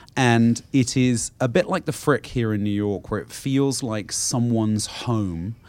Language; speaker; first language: English; native; English